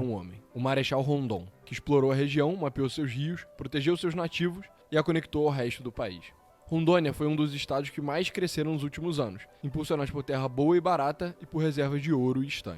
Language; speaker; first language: Portuguese; native; Portuguese